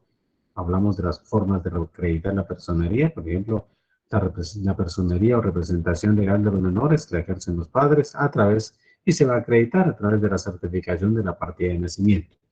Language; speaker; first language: Spanish; native; Spanish